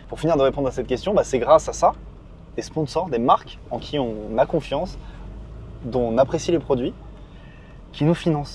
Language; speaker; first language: French; native; French